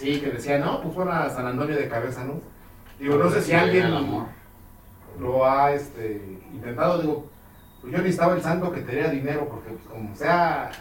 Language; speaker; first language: Spanish; native; Spanish